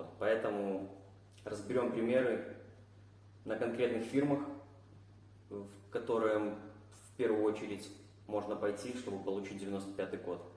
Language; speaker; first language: Russian; native; Russian